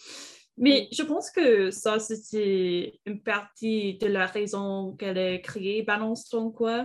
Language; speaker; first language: French; non-native, learner; English